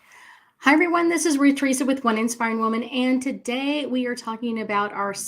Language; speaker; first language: English; native; English